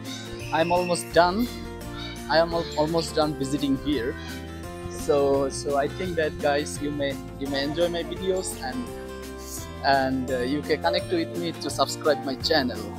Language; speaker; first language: English; non-native, learner; Bangla